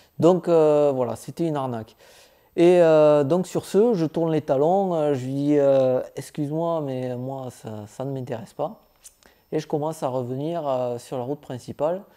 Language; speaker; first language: French; native; French